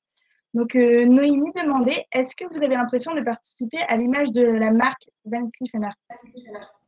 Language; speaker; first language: French; native; French